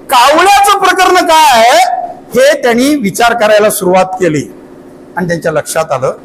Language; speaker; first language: Marathi; non-native, local second language; Kannada